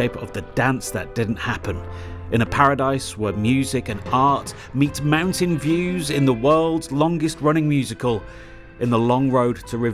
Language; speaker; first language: English; native; English